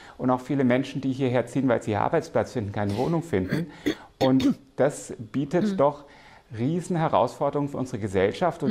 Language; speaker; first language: German; native; German